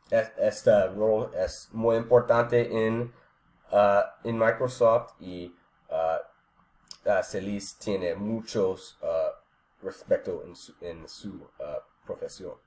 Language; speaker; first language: Spanish; non-native, learner; English